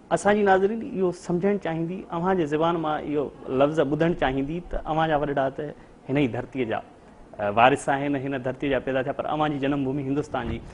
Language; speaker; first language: Sindhi; native; Sindhi